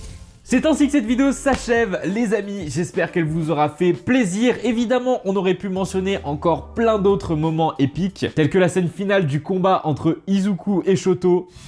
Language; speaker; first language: French; native; French